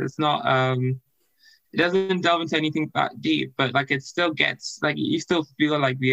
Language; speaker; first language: English; non-native, local second language; Yoruba